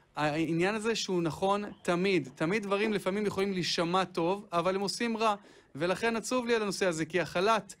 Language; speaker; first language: Hebrew; native; Hebrew